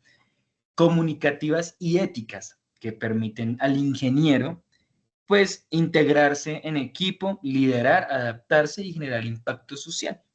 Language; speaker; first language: Spanish; native; Spanish